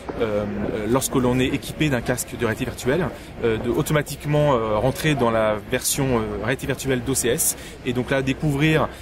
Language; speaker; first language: French; native; French